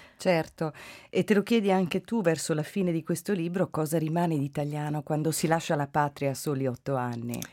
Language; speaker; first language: Italian; native; Italian